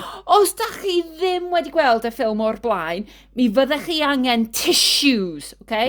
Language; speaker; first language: Welsh; non-native, learner; English